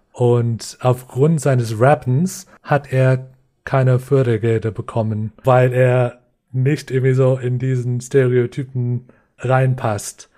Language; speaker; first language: German; non-native, fluent; English